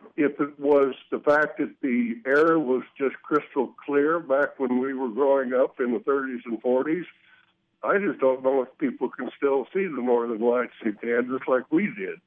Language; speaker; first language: English; native; English